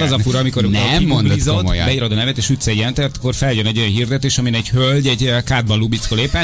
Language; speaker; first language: Hungarian; native; Hungarian